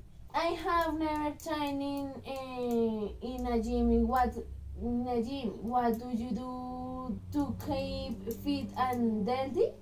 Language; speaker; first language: English; non-native, learner; Spanish